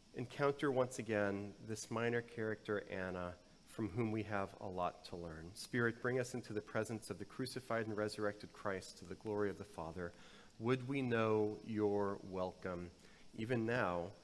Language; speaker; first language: English; native; English